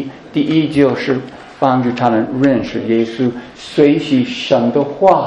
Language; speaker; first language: Chinese; non-native, fluent; English